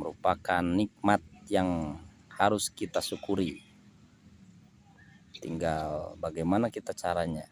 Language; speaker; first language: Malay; non-native, local second language; Sundanese